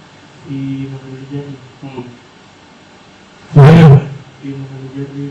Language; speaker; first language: Arabic; non-native, learner; Indonesian